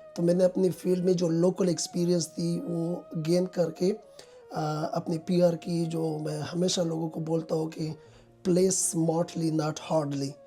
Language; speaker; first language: Urdu; non-native, local second language; Pashto